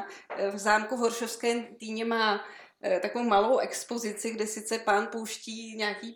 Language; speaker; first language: Czech; native; Czech